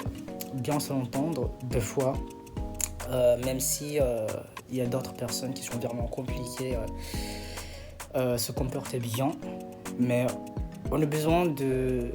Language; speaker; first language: French; non-native, fluent; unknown